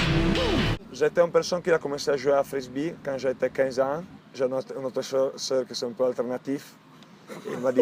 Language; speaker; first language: French; non-native, learner; Italian